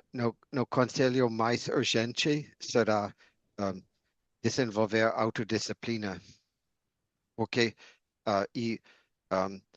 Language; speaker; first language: Portuguese; non-native, learner; English